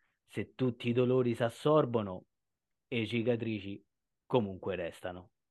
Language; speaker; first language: Italian; native; Italian